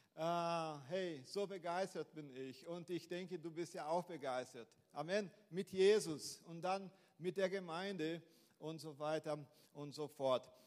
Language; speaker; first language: German; non-native, fluent; Portuguese